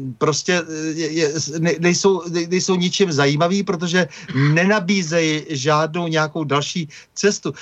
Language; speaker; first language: Czech; native; Czech